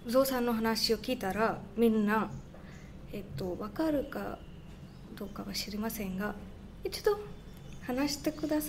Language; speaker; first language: Japanese; non-native, learner; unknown